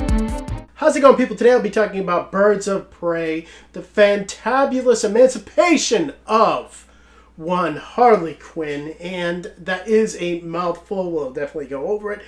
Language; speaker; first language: English; native; English